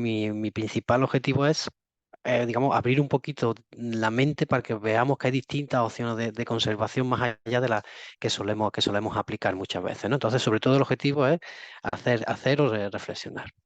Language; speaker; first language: Spanish; native; Spanish